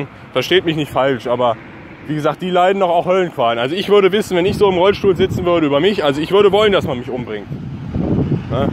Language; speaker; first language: German; native; German